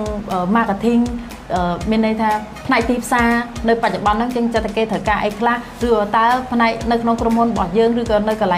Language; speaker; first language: Khmer; native; Khmer